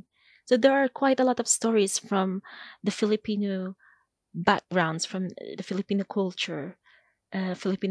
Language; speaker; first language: English; non-native, local second language; Filipino